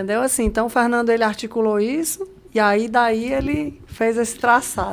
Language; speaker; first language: Portuguese; native; Portuguese